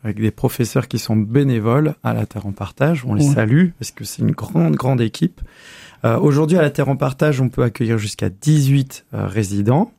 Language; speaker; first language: French; native; French